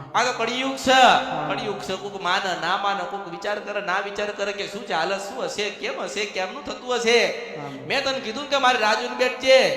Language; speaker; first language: Gujarati; native; Gujarati